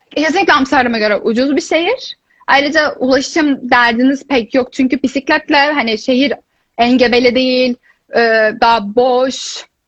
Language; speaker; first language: Turkish; native; Turkish